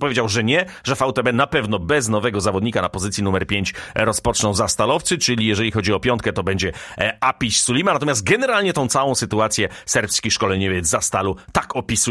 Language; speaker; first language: Polish; native; Polish